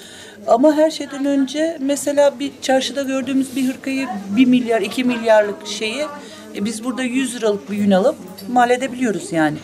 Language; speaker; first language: Turkish; native; Turkish